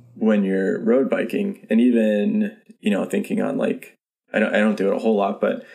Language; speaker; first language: English; native; English